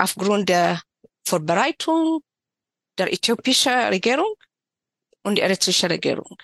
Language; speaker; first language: German; non-native, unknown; Tigrinya